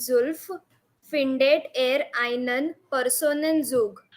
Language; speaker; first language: German; non-native, learner; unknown